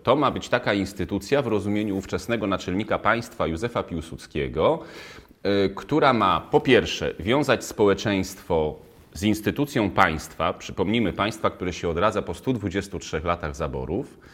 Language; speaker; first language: Polish; native; Polish